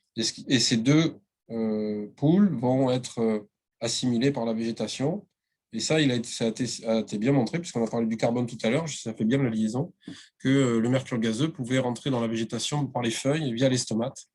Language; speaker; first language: French; native; French